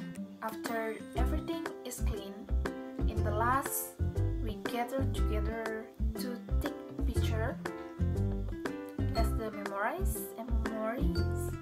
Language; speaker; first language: English; non-native, learner; Indonesian